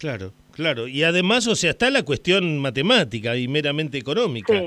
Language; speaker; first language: Spanish; native; Spanish